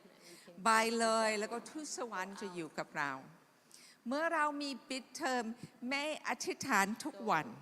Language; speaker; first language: Thai; non-native, fluent; English